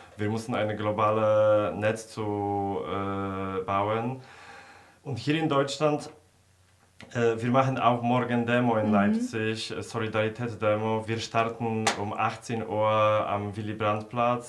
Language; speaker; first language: German; non-native, fluent; Polish